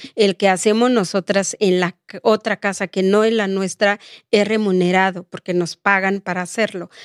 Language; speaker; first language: Spanish; non-native, local second language; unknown